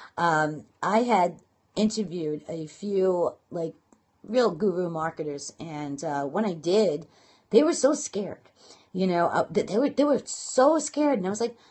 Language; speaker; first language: English; native; English